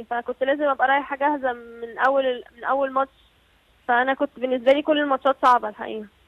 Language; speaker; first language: Arabic; native; Arabic